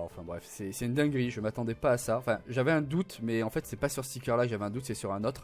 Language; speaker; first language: French; native; French